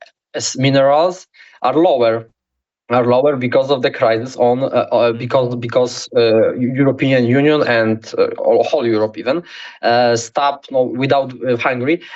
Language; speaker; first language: English; non-native, learner; Polish